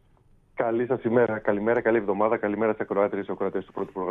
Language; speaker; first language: Greek; native; Greek